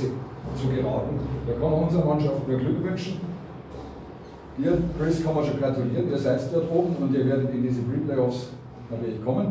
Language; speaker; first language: German; native; German